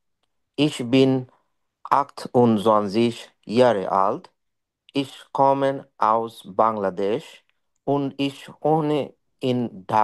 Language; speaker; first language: German; non-native, learner; Bangla